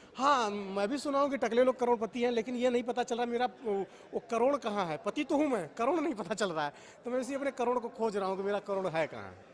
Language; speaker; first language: Hindi; native; Hindi